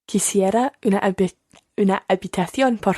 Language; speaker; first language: Spanish; non-native, learner; English